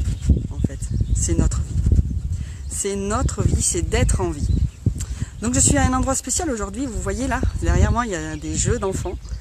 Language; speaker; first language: French; native; French